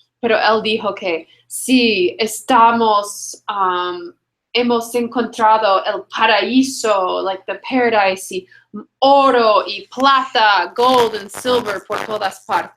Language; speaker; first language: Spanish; non-native, fluent; English